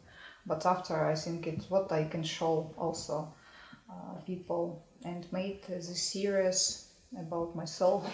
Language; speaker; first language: English; non-native, learner; Ukrainian